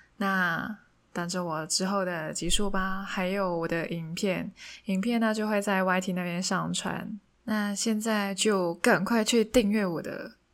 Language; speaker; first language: Chinese; non-native, local second language; Cantonese